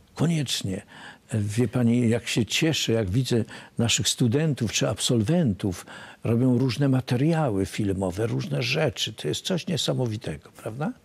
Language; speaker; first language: Polish; native; Polish